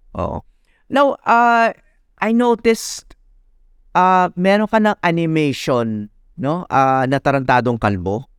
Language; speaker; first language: Filipino; native; Filipino